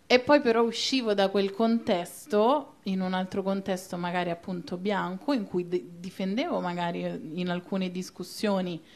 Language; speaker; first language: Italian; native; Italian